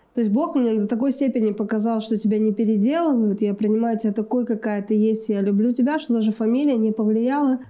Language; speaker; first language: Russian; native; Russian